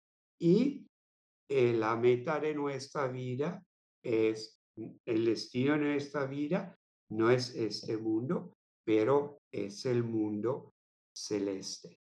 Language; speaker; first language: Spanish; non-native, fluent; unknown